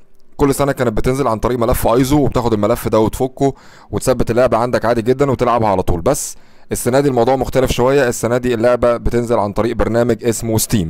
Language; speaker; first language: Arabic; native; Arabic